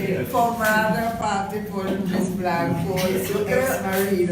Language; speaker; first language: Spanish; non-native, fluent; English